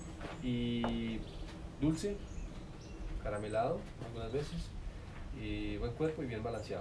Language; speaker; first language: Spanish; native; Spanish